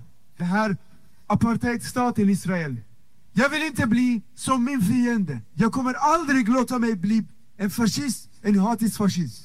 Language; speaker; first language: Swedish; non-native, fluent; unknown